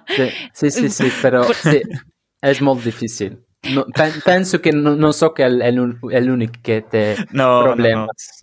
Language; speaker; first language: Catalan; non-native, learner; Dutch